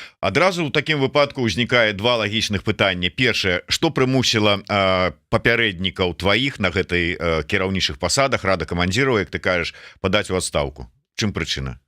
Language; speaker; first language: Belarusian; native; Belarusian